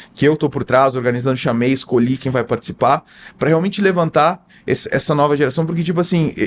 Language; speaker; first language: Portuguese; native; Portuguese